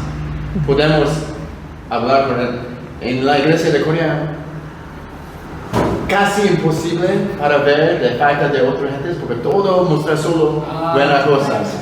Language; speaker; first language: Spanish; non-native, learner; Korean